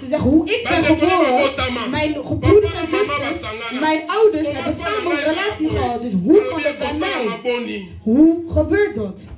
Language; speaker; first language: Dutch; non-native, learner; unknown